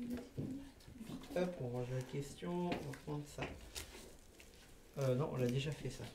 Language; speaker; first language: French; native; French